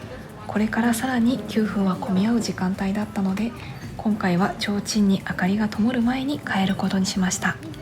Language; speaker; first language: Japanese; native; Japanese